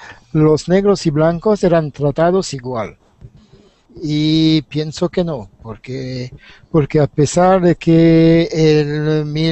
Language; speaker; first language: Spanish; non-native, learner; French